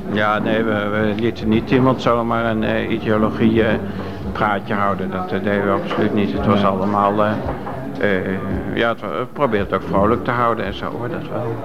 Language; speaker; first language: Dutch; native; Dutch